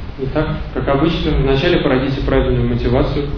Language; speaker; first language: Russian; native; Russian